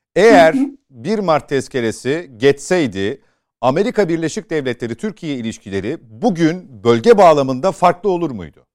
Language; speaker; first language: Turkish; native; Turkish